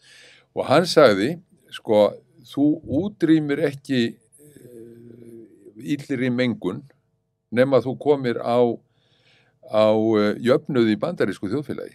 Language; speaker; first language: Icelandic; native; Icelandic